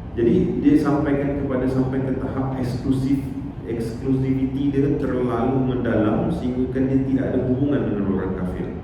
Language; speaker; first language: Malay; native; Malay